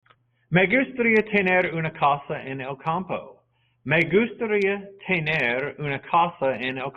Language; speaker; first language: Spanish; non-native, fluent; English